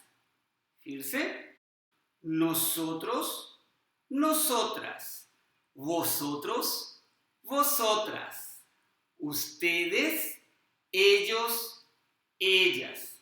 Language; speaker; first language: Spanish; non-native, fluent; Urdu